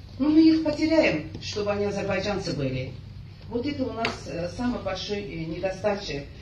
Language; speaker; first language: Russian; non-native, local second language; Azerbaijani